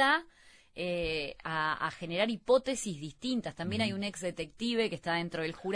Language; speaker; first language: Spanish; native; Spanish